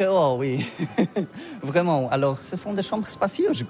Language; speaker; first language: French; non-native, learner; Polish